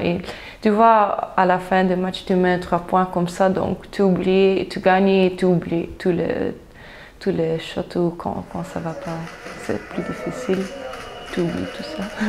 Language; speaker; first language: French; non-native, local second language; Dutch